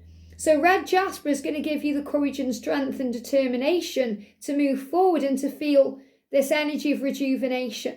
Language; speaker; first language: English; native; English